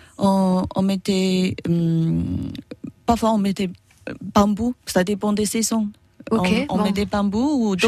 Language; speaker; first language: French; non-native, learner; Chinese